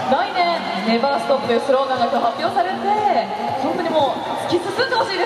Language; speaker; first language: Japanese; native; Japanese